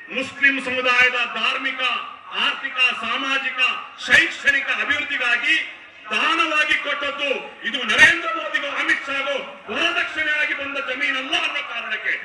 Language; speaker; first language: Kannada; non-native, local second language; Urdu